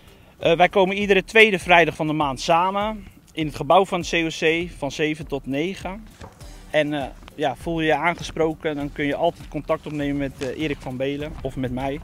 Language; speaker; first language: Dutch; native; Dutch